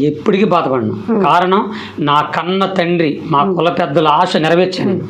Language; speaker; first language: Telugu; non-native, local second language; Koya